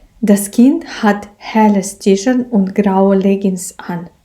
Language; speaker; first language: German; non-native, fluent; Ukrainian